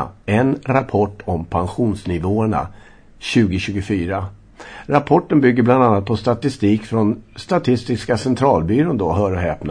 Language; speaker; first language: Swedish; native; Swedish